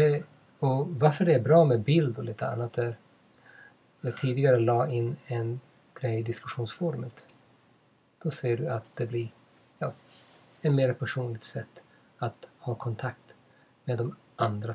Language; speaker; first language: Swedish; non-native, fluent; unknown